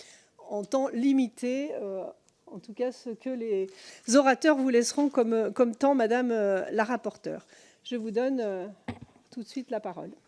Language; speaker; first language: French; native; French